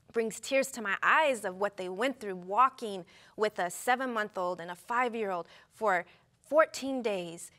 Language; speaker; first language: English; native; English